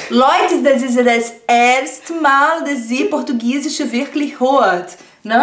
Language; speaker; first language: German; non-native, fluent; Portuguese